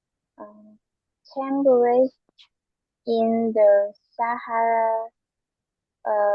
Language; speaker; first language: English; non-native, learner; Vietnamese